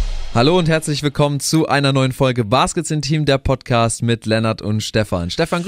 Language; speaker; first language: German; native; German